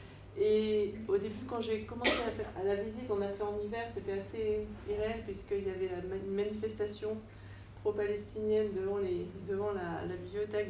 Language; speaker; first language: French; native; French